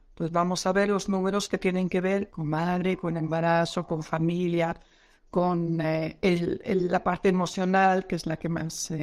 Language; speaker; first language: Spanish; non-native, fluent; Dutch